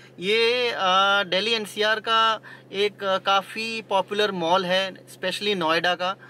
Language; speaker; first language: Hindi; non-native, local second language; Bangla